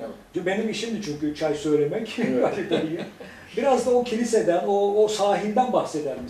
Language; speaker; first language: Turkish; native; Turkish